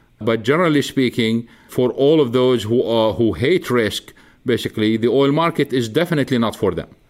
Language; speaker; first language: English; non-native, fluent; Arabic